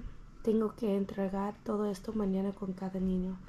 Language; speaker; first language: Spanish; early bilingual, heritage; English